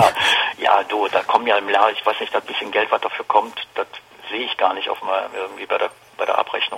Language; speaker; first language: German; native; German